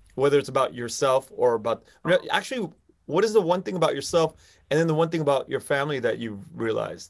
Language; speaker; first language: English; early bilingual, other home language; Vietnamese